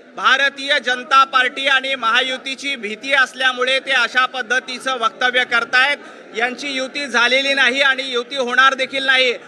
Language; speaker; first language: Marathi; native; Marathi